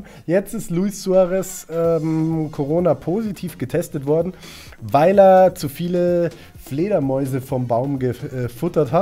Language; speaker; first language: German; native; German